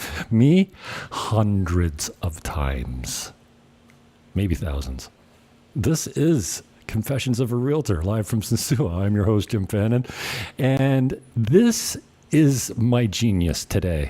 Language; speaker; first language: English; native; English